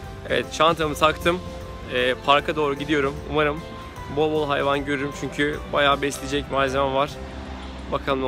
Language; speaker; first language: Turkish; native; Turkish